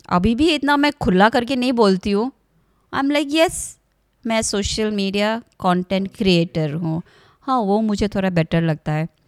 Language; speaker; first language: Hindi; non-native, local second language; Assamese